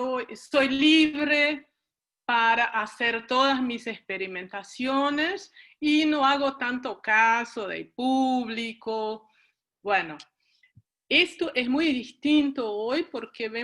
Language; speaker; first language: Spanish; non-native, fluent; Portuguese